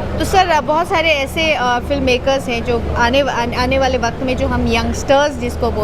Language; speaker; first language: Hindi; native; Hindi